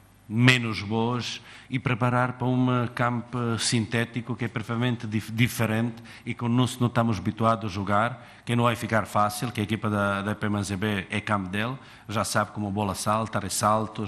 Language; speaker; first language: Portuguese; non-native, fluent; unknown